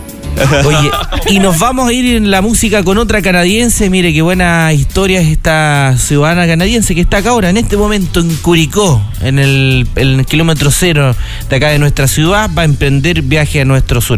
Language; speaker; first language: Spanish; native; Spanish